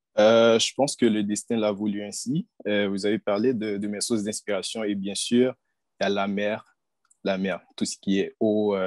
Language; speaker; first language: French; non-native, local second language; Haitian Creole